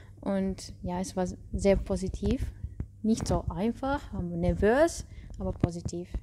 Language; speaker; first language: German; non-native, learner; Russian